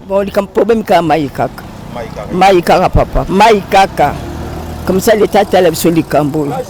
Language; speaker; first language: Lingala; native; Lingala